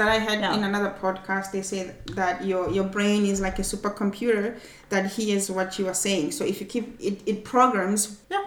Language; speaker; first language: English; non-native, local second language; Swati